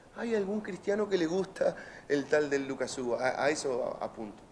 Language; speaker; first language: Spanish; native; Spanish